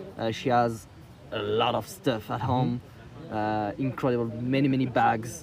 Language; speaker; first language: English; non-native, fluent; French